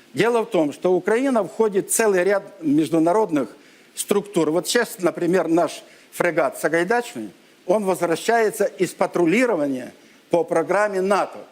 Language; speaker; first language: Russian; non-native, local second language; Ukrainian